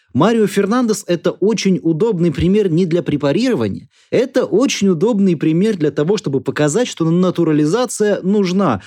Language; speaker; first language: Russian; native; Russian